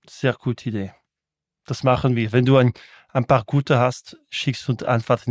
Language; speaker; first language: German; non-native, local second language; French